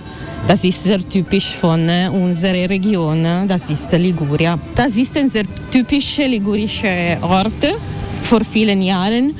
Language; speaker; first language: German; non-native, learner; Italian